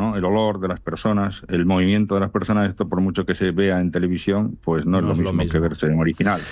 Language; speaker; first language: Spanish; native; Spanish